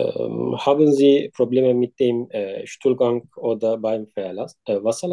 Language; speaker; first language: German; non-native, learner; Turkish